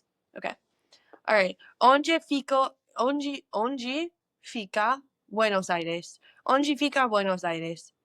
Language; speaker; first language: Portuguese; non-native, learner; English